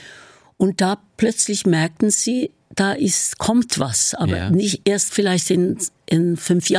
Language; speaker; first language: German; non-native, fluent; Norwegian